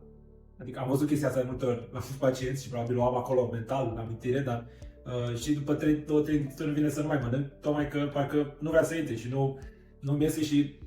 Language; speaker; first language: Romanian; native; Romanian